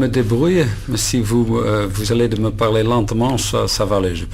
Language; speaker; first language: French; non-native, learner; Dutch